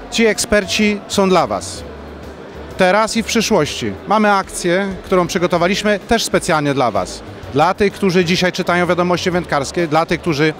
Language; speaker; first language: Polish; native; Polish